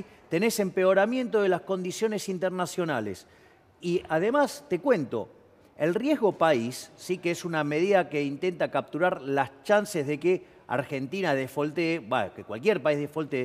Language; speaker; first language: Spanish; native; Spanish